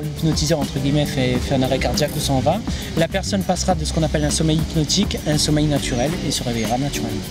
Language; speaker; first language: French; native; French